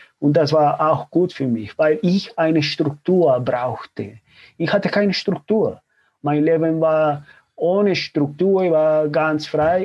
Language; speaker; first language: German; non-native, fluent; Spanish